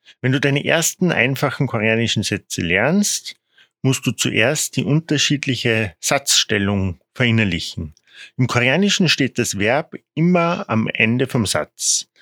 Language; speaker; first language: German; native; German